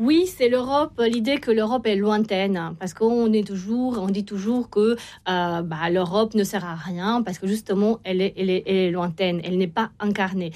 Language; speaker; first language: French; non-native, fluent; Romanian